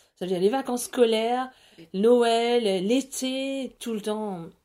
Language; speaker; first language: French; non-native, local second language; Morisyen